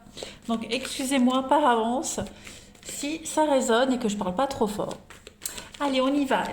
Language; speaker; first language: French; native; French